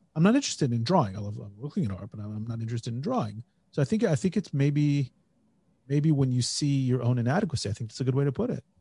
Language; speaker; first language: English; native; English